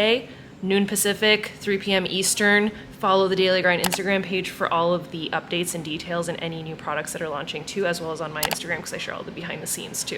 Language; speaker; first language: English; native; English